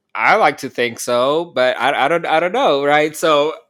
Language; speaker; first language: English; early bilingual, other home language; Spanish